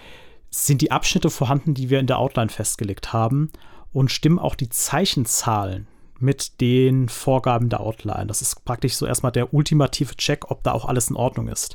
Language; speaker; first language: German; native; German